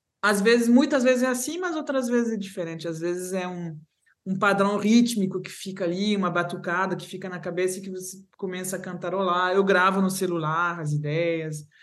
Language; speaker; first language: Portuguese; non-native, fluent; French